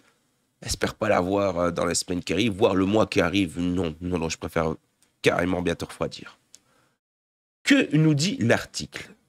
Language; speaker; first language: French; native; French